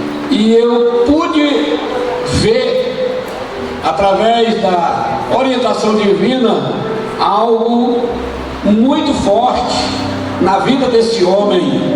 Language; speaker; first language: Portuguese; native; Portuguese